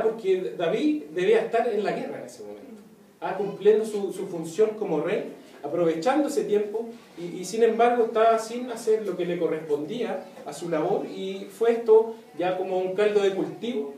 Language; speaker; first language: Spanish; native; Spanish